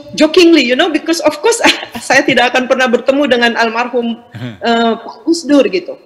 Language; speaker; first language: Indonesian; native; Indonesian